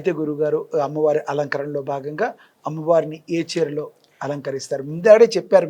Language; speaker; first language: Telugu; native; Telugu